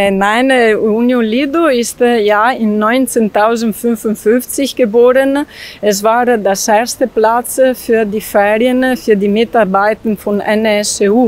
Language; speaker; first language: German; non-native, learner; Italian